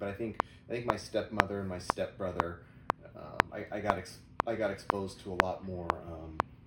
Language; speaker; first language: English; native; English